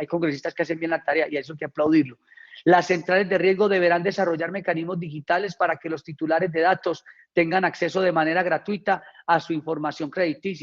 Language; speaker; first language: Spanish; native; Spanish